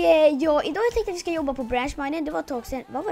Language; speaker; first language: Swedish; native; Swedish